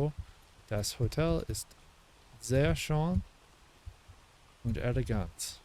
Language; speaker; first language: German; non-native, learner; English